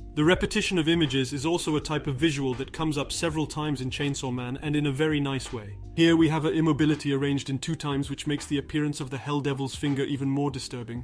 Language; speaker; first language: English; non-native, fluent; French